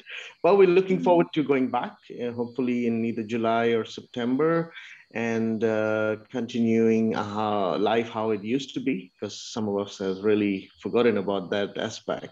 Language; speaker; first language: English; non-native, local second language; Urdu